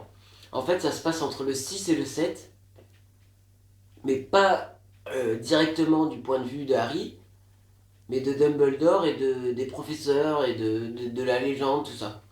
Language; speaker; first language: French; native; French